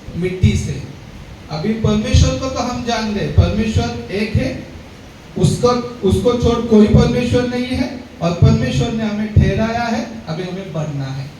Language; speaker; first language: Hindi; non-native, local second language; Marathi